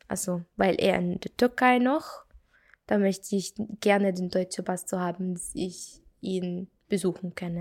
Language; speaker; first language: German; non-native, learner; Arabic